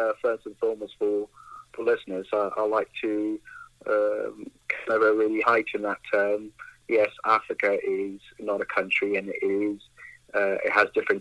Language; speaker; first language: English; non-native, local second language; Akan